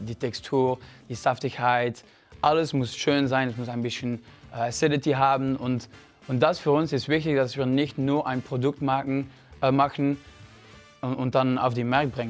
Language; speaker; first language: German; non-native, fluent; French